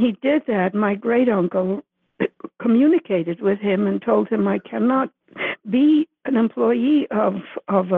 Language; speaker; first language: English; early bilingual, other home language; Spanish